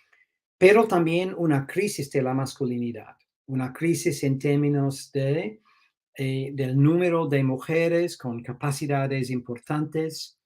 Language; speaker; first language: Spanish; non-native, fluent; English